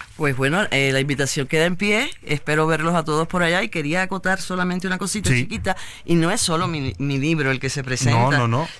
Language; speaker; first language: Spanish; native; Spanish